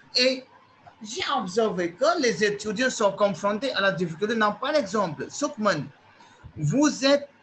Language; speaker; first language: French; non-native, fluent; Hindi